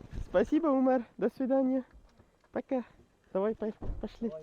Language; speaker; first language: Russian; non-native, learner; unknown